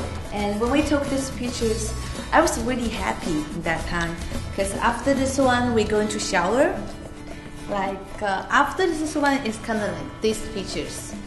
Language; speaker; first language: English; non-native, fluent; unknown